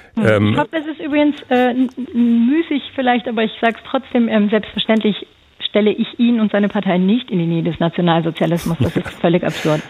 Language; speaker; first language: German; early bilingual, other home language; Turkish